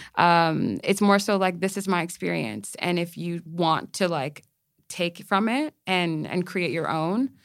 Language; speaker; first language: English; native; English